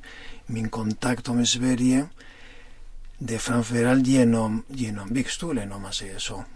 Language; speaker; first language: Swedish; non-native, fluent; Spanish